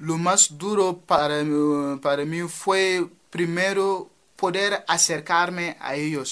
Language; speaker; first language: Spanish; non-native, fluent; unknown